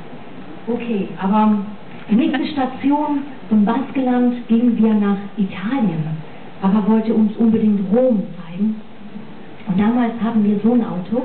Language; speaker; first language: German; non-native, fluent; English